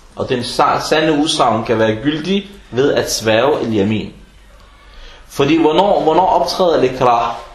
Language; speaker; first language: Danish; non-native, fluent; Arabic